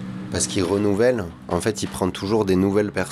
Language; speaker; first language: French; native; French